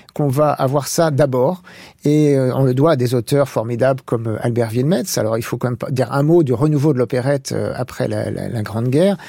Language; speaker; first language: French; native; French